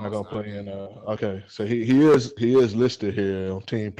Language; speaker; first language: English; native; English